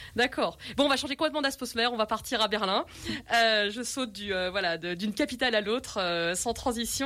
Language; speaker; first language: French; native; French